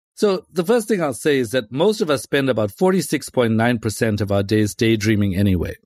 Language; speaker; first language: English; native; English